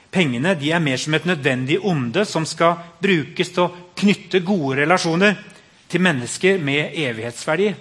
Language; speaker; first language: Norwegian; native; Norwegian